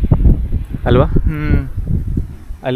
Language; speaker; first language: Kannada; non-native, learner; Hindi